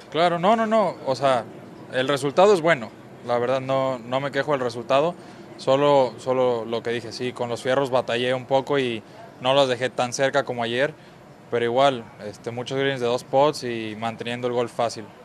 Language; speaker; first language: Spanish; native; Spanish